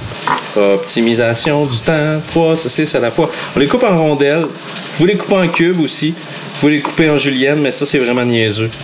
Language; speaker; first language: French; native; French